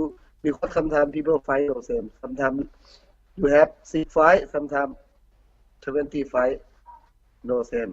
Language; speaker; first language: English; non-native, learner; Thai